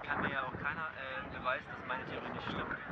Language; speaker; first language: German; native; German